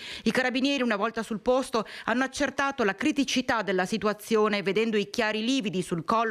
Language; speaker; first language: Italian; native; Italian